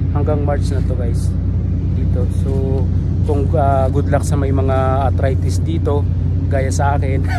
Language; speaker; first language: Filipino; non-native, local second language; Waray